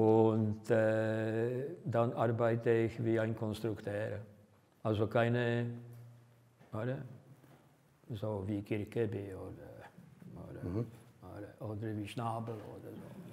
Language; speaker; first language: German; non-native, fluent; Czech